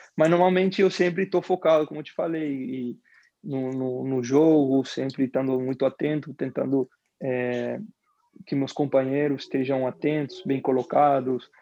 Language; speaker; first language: Portuguese; non-native, fluent; Spanish